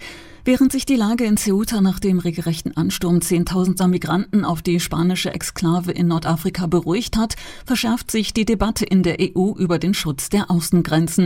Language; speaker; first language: German; native; German